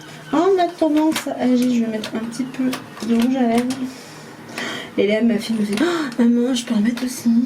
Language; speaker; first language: French; native; French